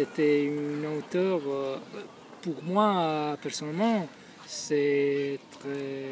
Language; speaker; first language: French; non-native, fluent; Italian